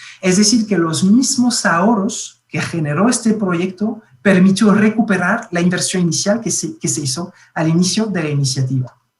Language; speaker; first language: Spanish; non-native, fluent; French